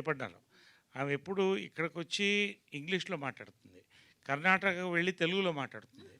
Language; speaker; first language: Telugu; native; Telugu